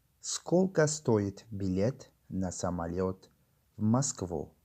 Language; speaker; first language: Russian; non-native, local second language; Tajik